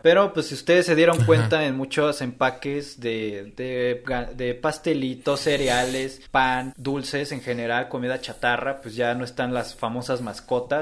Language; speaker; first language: Spanish; native; Spanish